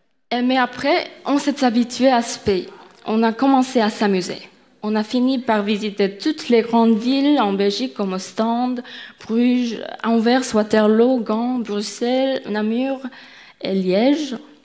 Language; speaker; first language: French; non-native, fluent; Korean